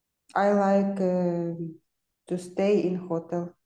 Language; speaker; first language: English; non-native, learner; Ukrainian